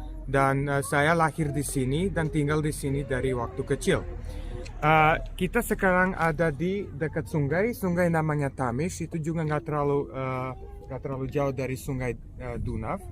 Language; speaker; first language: Indonesian; non-native, fluent; Serbian